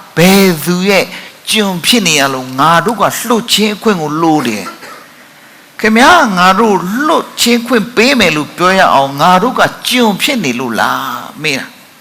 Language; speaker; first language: Burmese; non-native, local second language; S'gaw Karen